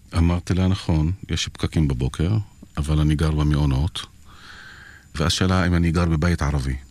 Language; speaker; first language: Hebrew; non-native, local second language; Arabic